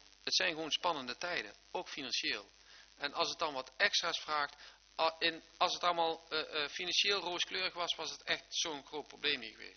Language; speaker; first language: Dutch; native; Dutch